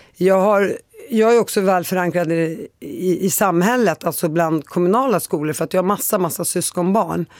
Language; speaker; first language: Swedish; early bilingual, other home language; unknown